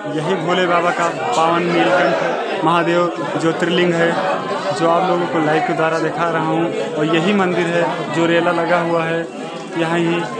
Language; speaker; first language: Hindi; native; Hindi